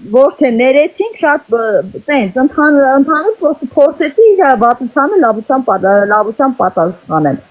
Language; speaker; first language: Armenian; native; Armenian